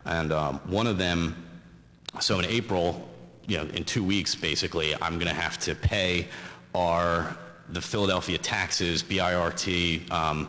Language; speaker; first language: English; native; English